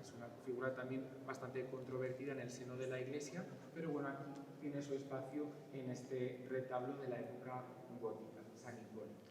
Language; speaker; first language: Spanish; native; Spanish